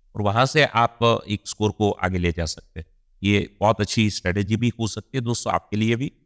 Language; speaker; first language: Hindi; non-native, local second language; Gujarati